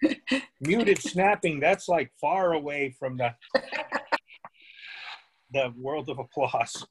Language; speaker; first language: English; native; English